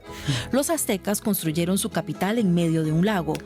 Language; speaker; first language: Spanish; native; Spanish